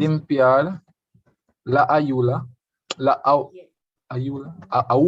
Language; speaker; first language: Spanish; non-native, fluent; English